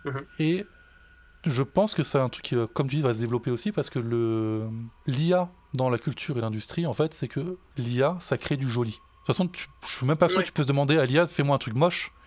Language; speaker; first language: French; native; French